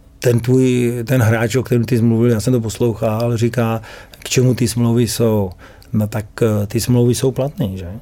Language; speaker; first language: Czech; native; Czech